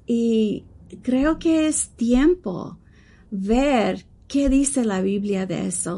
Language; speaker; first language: Spanish; early bilingual, heritage; English